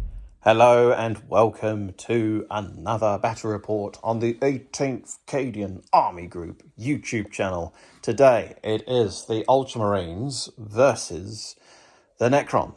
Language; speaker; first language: English; native; English